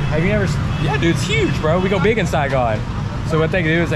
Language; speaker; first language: English; native; English